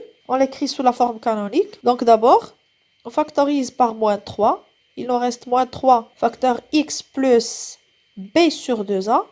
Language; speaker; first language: French; non-native, local second language; Arabic